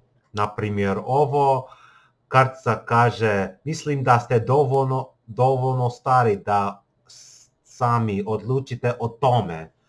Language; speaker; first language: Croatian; non-native, learner; English